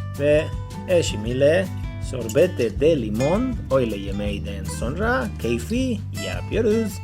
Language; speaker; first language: Turkish; non-native, learner; Spanish